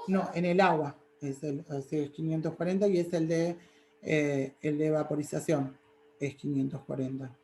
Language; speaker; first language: Spanish; native; Spanish